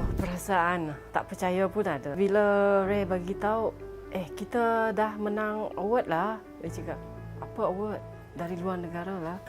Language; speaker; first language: Malay; non-native, local second language; Iban